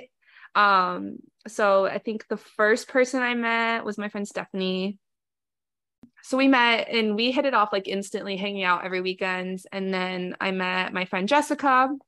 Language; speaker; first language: English; native; English